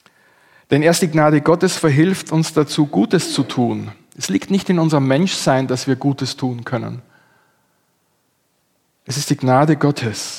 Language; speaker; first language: German; native; German